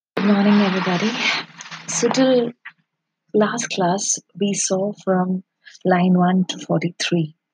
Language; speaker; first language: English; non-native, local second language; Malayalam